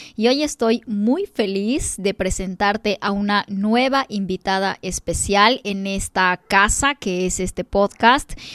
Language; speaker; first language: Spanish; native; Spanish